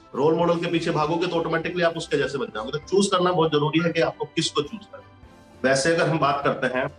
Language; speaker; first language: Hindi; native; Hindi